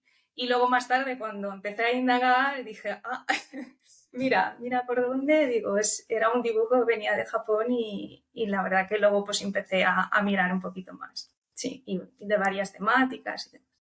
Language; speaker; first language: Spanish; early bilingual, other home language; Romanian